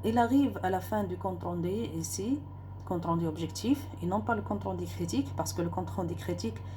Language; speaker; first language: French; non-native, local second language; Arabic